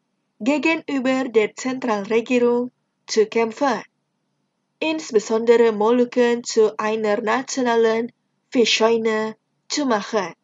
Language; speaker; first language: German; non-native, fluent; Indonesian